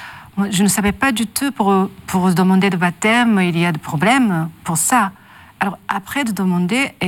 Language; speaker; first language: French; non-native, learner; Japanese